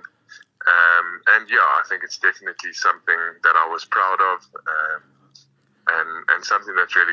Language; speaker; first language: English; native; English